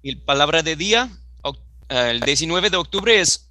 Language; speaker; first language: Spanish; early bilingual, other home language; English